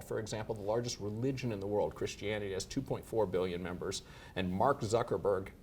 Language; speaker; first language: English; native; English